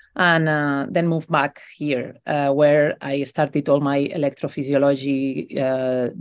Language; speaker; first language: English; non-native, fluent; Spanish